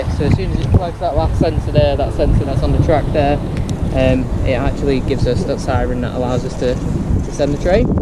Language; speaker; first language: English; native; English